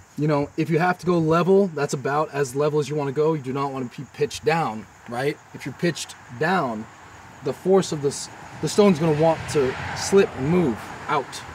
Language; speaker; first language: English; native; English